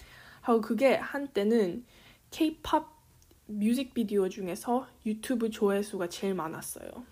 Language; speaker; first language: Korean; early bilingual, heritage; Korean